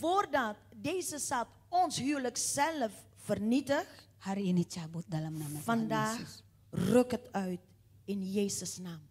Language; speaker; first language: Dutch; non-native, fluent; Indonesian